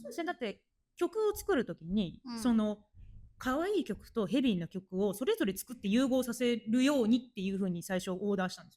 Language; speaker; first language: Japanese; native; Japanese